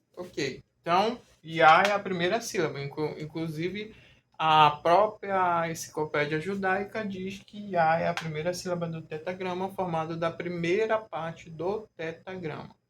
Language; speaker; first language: Portuguese; native; Portuguese